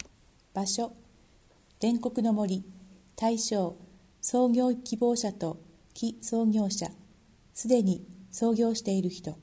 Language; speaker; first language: Japanese; native; Japanese